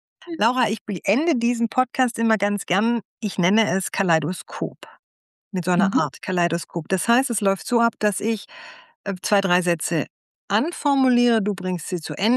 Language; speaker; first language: German; native; German